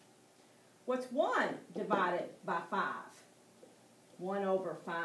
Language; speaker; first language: English; native; English